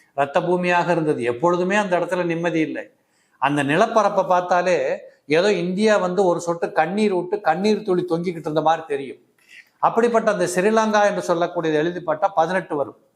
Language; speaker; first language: Tamil; native; Tamil